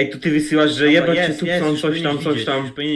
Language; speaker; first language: Polish; native; Polish